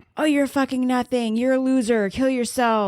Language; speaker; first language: English; native; English